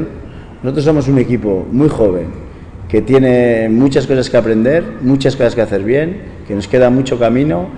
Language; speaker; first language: Spanish; native; Spanish